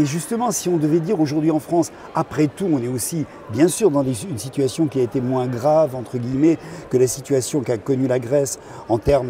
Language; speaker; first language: French; native; French